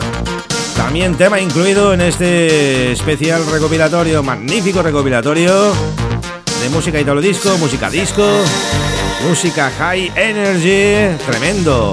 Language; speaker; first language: Spanish; native; Spanish